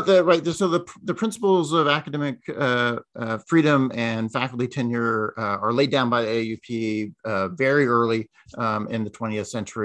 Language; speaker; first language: English; native; English